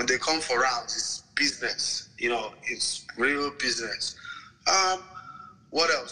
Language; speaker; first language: English; non-native, local second language; Igbo